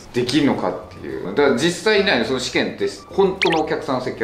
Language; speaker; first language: Japanese; native; Japanese